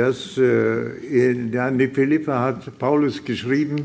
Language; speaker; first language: German; non-native, fluent; Russian